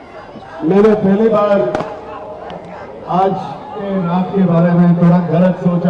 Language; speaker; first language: Hindi; non-native, local second language; Telugu